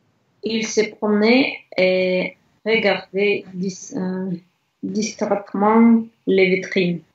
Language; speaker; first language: French; non-native, learner; Russian